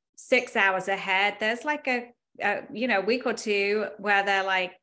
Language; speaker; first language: English; native; English